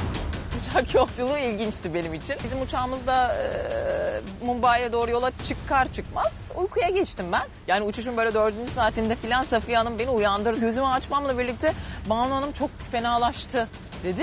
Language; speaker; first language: Turkish; native; Turkish